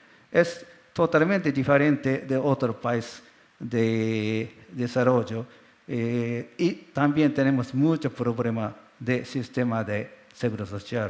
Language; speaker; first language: Spanish; non-native, learner; Japanese